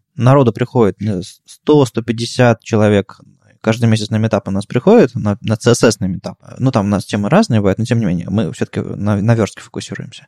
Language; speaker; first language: Russian; native; Russian